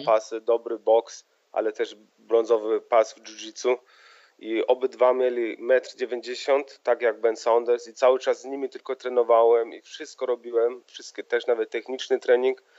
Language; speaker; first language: Polish; early bilingual, heritage; Polish